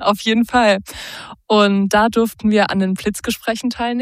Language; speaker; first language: German; native; German